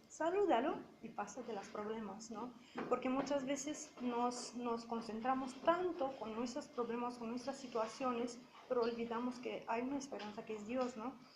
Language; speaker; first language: Spanish; non-native, fluent; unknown